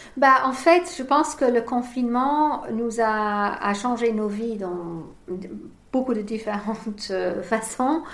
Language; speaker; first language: French; non-native, fluent; English